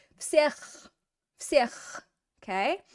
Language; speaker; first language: Russian; non-native, fluent; English